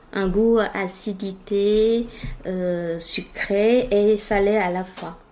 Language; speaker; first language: French; non-native, fluent; Vietnamese